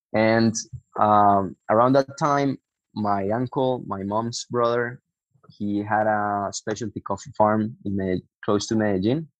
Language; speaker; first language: English; non-native, fluent; Spanish